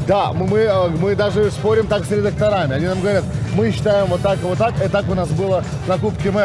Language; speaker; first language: Russian; native; Russian